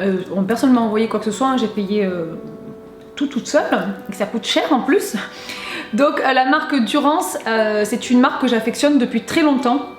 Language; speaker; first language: French; native; French